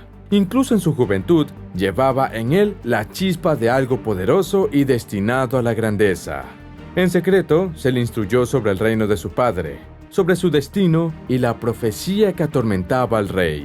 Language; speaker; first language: Spanish; native; Spanish